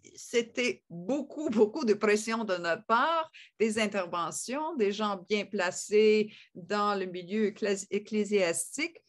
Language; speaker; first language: French; native; French